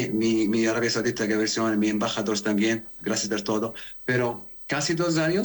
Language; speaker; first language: Spanish; non-native, learner; Arabic